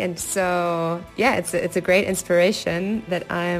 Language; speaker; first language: English; non-native, fluent; German